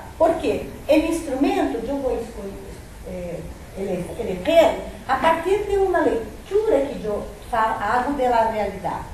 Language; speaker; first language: Spanish; non-native, fluent; Portuguese